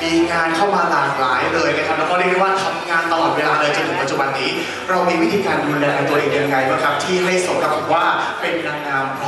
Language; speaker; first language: Thai; native; Thai